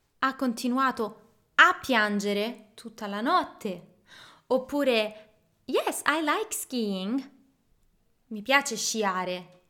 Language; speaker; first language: Italian; native; Italian